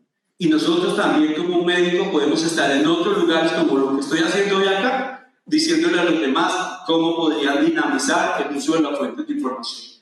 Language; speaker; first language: Spanish; native; Spanish